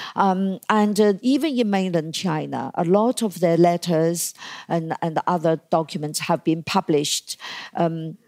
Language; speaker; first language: English; non-native, fluent; Chinese